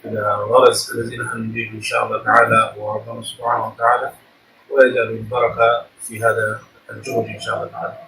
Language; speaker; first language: Arabic; non-native, fluent; Urdu